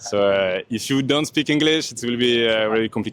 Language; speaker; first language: English; non-native, learner; French